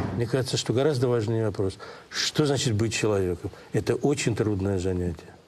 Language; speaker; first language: Russian; native; Russian